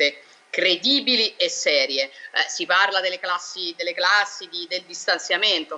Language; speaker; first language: Italian; native; Italian